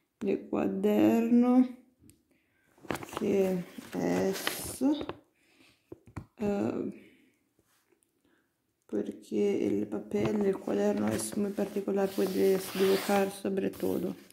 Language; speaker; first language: Spanish; non-native, learner; Italian